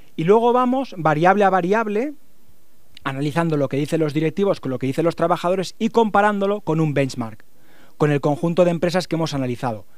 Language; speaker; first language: Spanish; native; Spanish